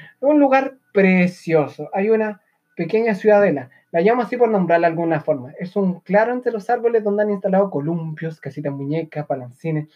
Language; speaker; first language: Spanish; native; Spanish